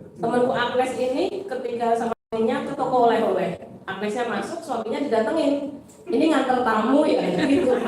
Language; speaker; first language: Indonesian; native; Indonesian